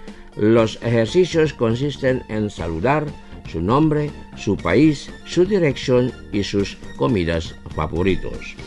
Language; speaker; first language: Spanish; non-native, fluent; Indonesian